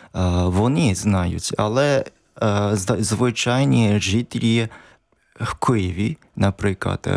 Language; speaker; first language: Ukrainian; non-native, learner; Japanese